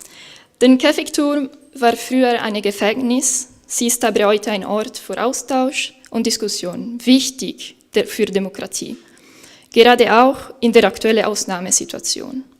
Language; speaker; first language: German; non-native, fluent; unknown